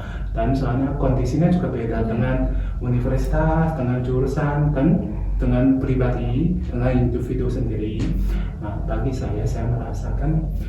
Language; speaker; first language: Indonesian; non-native, fluent; Chinese